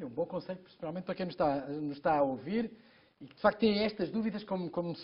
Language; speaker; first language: Portuguese; native; Portuguese